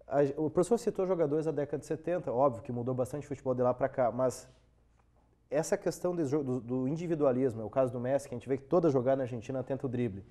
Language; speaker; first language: Portuguese; native; Portuguese